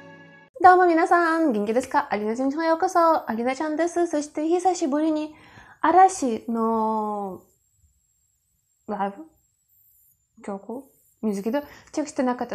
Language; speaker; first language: Japanese; non-native, learner; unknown